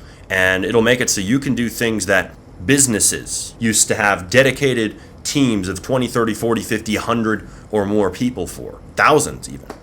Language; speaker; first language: English; native; English